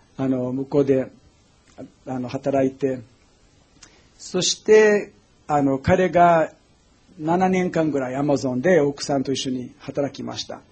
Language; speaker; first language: Japanese; non-native, fluent; English